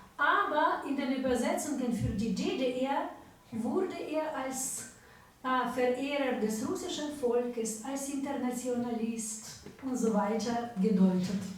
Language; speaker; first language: German; non-native, fluent; Ukrainian